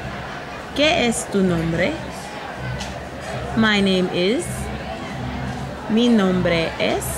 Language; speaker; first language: Spanish; non-native, learner; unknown